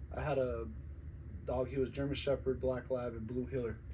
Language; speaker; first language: English; native; English